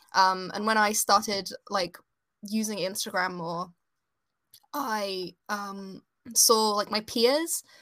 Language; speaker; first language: English; native; English